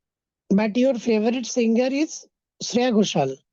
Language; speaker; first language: English; non-native, fluent; Bangla